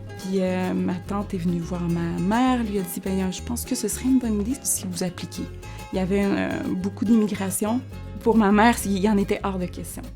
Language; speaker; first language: French; early bilingual, other home language; Spanish